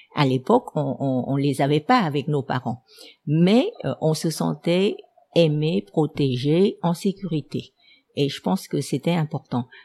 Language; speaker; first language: French; non-native, fluent; Vietnamese